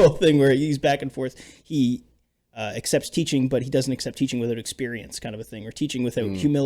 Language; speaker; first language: English; native; English